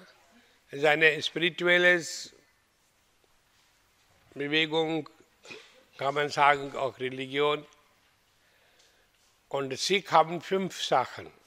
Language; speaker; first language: German; non-native, fluent; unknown